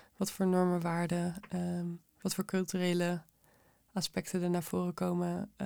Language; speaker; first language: Dutch; native; Dutch